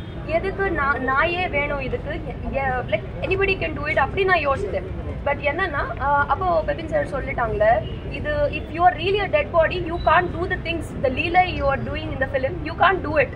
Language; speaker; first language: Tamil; non-native, learner; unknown